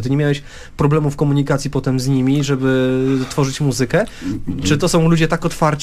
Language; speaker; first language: Polish; native; Polish